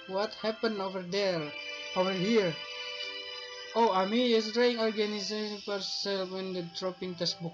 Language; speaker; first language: English; non-native, learner; Indonesian